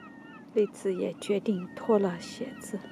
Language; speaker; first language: Chinese; native; Chinese